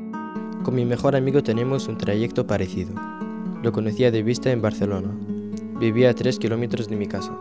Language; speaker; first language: Spanish; non-native, local second language; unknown